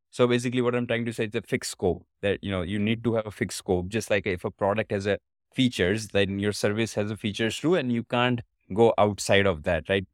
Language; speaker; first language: English; non-native, local second language; Gujarati